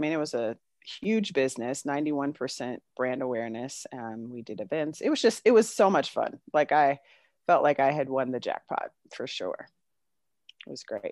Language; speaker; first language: English; native; English